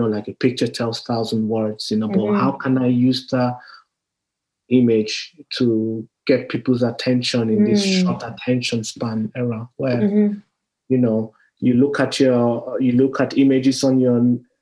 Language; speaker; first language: English; non-native, local second language; Yoruba